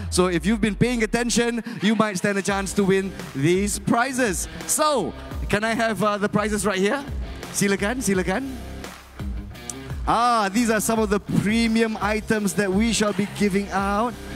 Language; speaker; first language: English; non-native, local second language; Malay